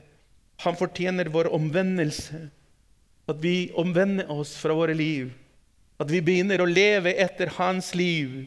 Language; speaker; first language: Norwegian; non-native, fluent; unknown